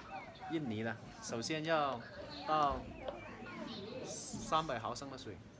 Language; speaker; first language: Chinese; non-native, fluent; Indonesian